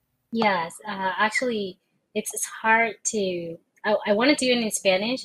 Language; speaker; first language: English; non-native, fluent; Spanish